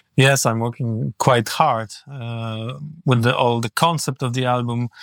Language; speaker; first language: English; non-native, learner; Polish